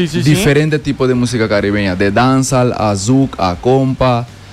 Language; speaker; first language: Spanish; non-native, fluent; Papiamento